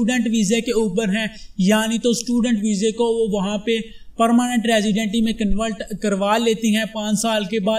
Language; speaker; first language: Hindi; non-native, local second language; Punjabi